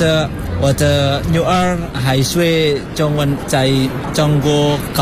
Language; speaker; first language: Chinese; non-native, learner; Indonesian